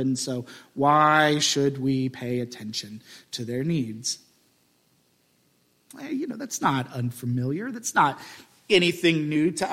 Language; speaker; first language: English; native; English